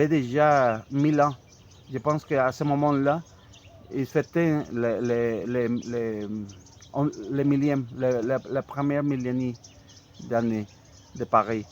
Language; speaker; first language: French; non-native, fluent; Spanish